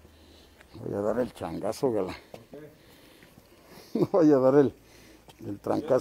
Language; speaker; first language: Spanish; native; Spanish